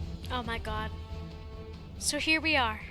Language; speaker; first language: English; native; English